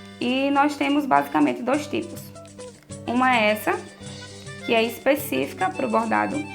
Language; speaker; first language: Portuguese; native; Portuguese